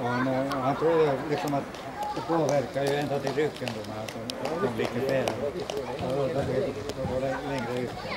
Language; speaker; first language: Swedish; native; Swedish